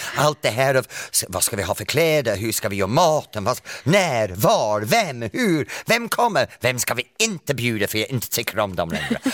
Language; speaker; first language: Swedish; non-native, fluent; English